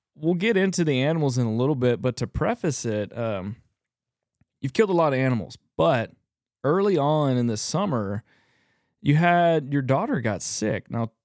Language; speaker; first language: English; native; English